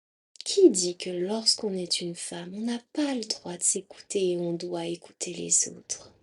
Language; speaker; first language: French; native; French